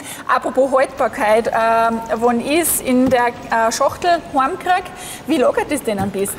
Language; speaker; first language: German; native; German